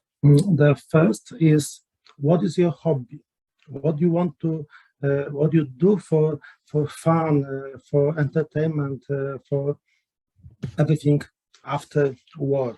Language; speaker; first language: English; non-native, learner; Polish